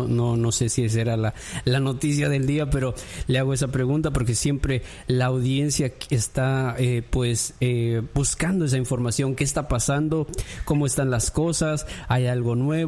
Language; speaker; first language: Spanish; native; Spanish